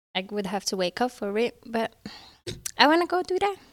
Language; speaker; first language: English; early bilingual, other home language; Arabic